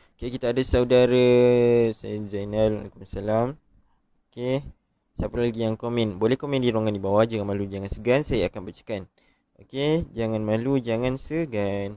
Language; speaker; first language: Malay; native; Malay